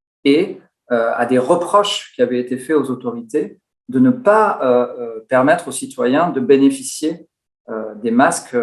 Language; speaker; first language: French; native; French